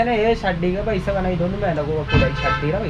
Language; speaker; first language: Hindi; non-native, local second language; Malayalam